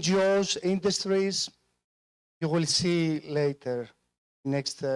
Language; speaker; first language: English; non-native, fluent; Greek